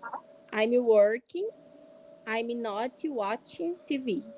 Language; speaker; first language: English; non-native, learner; Portuguese